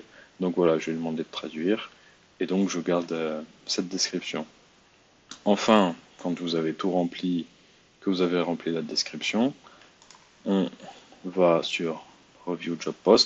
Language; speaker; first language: French; native; French